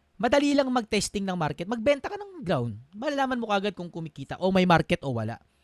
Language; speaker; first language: Filipino; native; Filipino